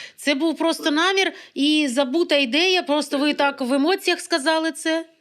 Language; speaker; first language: Ukrainian; native; Ukrainian